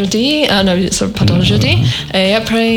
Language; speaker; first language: French; non-native, learner; English